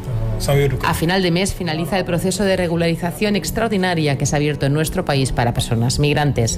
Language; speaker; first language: Spanish; native; Spanish